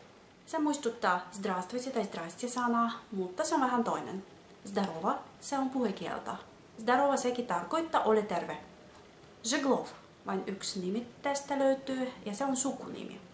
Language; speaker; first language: Finnish; non-native, fluent; Russian